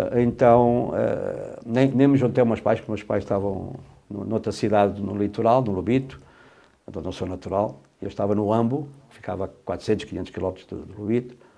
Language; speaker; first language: Portuguese; native; Portuguese